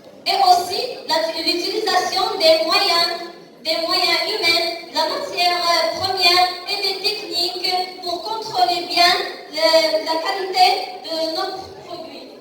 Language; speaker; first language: French; non-native, learner; Arabic